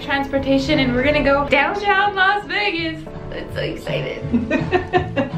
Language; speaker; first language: English; native; English